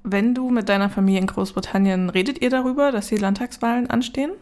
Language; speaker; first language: German; native; German